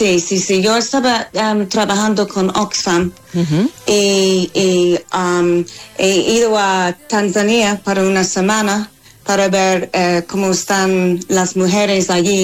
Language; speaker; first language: Spanish; non-native, fluent; English